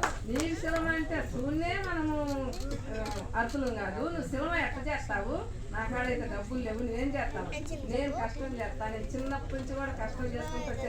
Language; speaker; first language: Telugu; native; Telugu